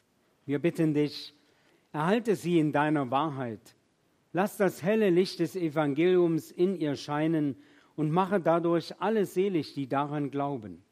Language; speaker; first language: German; native; German